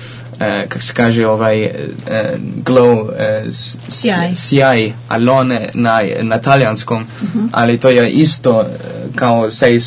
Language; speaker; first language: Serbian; non-native, learner; Dutch